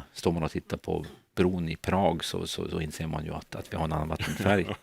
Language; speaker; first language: Swedish; native; Swedish